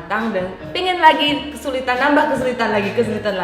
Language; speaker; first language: Indonesian; native; Indonesian